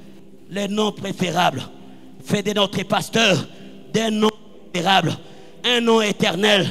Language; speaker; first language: French; non-native, local second language; Lingala